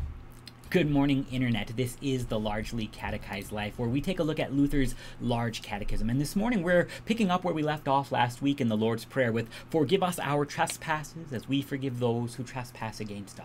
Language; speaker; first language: English; native; English